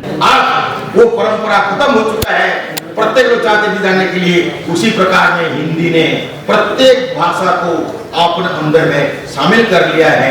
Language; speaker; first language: Hindi; non-native, local second language; Bangla